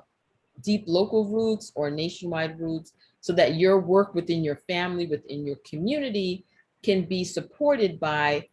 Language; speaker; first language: English; native; English